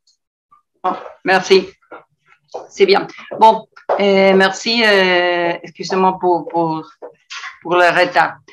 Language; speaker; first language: French; non-native, learner; Spanish